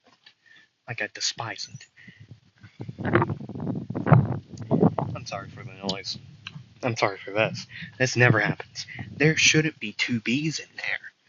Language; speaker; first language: English; native; English